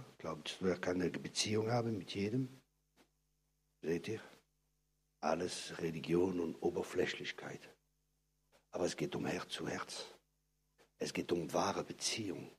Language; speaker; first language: German; non-native, fluent; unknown